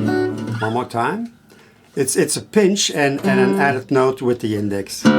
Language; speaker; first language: English; non-native, fluent; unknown